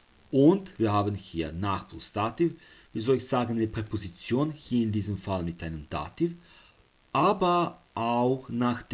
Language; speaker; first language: German; non-native, fluent; Serbian